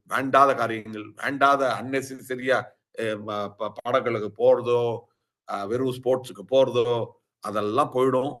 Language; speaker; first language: Tamil; early bilingual, heritage; Tamil